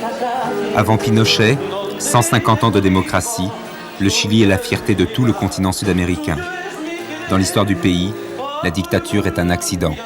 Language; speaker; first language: French; native; French